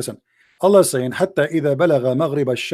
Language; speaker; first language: Arabic; native; Arabic